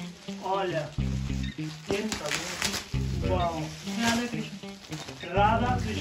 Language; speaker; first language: Portuguese; non-native, learner; Hindi